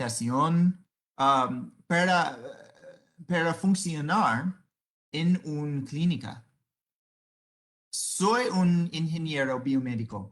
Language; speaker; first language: Spanish; non-native, fluent; English